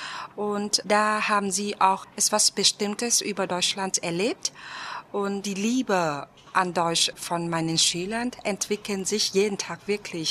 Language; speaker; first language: German; non-native, fluent; Vietnamese